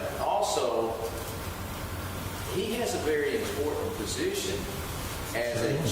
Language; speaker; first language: English; native; English